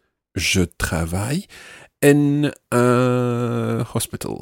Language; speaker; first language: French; non-native, fluent; English